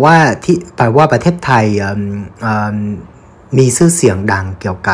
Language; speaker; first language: Thai; non-native, fluent; Vietnamese